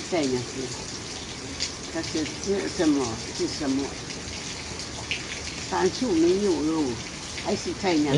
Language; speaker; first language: Chinese; non-native, local second language; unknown